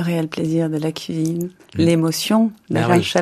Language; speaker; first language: French; native; French